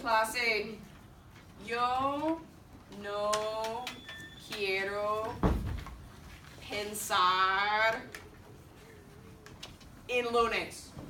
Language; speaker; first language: Spanish; non-native, fluent; English